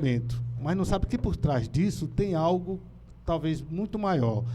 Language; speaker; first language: Portuguese; native; Portuguese